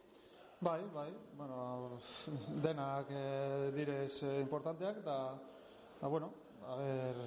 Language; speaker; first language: Basque; non-native, local second language; Spanish